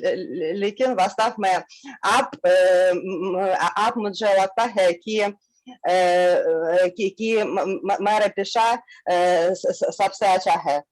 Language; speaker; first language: Hindi; non-native, learner; Russian